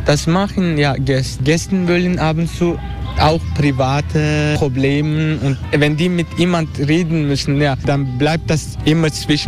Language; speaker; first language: German; non-native, learner; Turkish